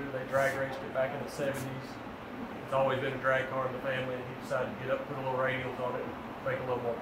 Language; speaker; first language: English; native; English